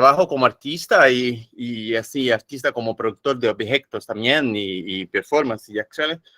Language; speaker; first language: Spanish; non-native, fluent; Portuguese